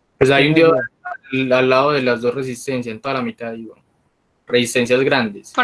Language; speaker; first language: Spanish; native; Spanish